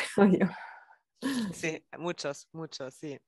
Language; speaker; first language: Spanish; non-native, fluent; German